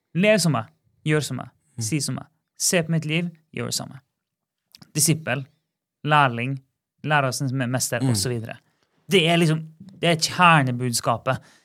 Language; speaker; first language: Norwegian; native; Norwegian